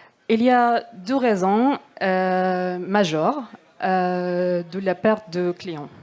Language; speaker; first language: French; non-native, learner; Arabic